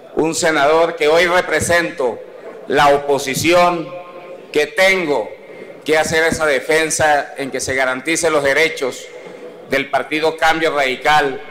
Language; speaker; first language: Spanish; native; Spanish